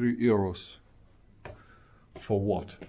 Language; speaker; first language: English; non-native, fluent; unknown